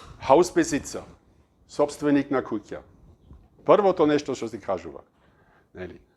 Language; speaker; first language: Macedonian; non-native, fluent; German